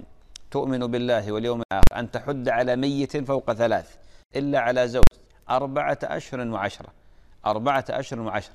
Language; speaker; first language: Arabic; native; Arabic